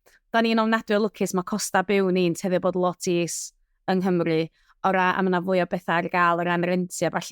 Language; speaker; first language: Welsh; native; Welsh